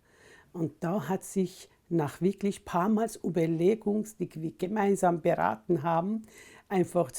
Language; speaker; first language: German; non-native, fluent; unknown